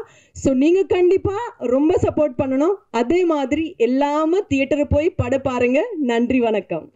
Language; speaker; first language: Tamil; non-native, learner; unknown